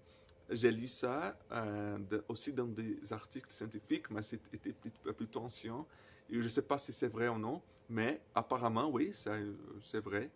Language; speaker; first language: French; non-native, fluent; Portuguese